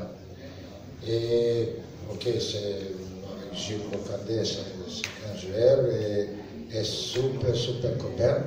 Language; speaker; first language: French; non-native, learner; Serbian